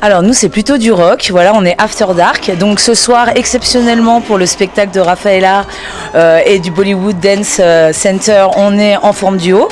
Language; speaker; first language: French; native; French